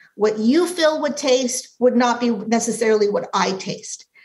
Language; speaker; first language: English; native; English